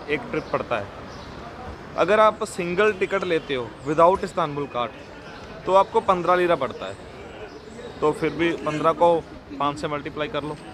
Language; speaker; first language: Hindi; non-native, local second language; Punjabi